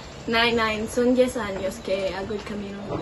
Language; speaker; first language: Spanish; non-native, learner; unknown